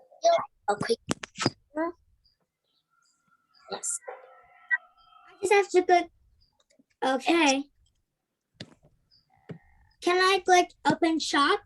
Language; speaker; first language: English; non-native, learner; Vietnamese